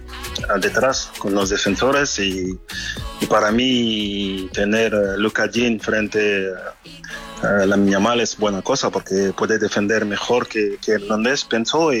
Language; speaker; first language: Spanish; non-native, fluent; French